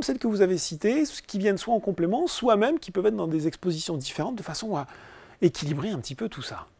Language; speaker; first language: French; native; French